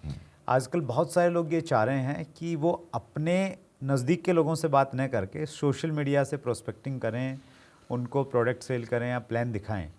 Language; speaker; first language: Hindi; native; Hindi